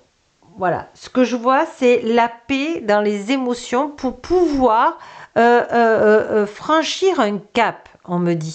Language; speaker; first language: French; native; French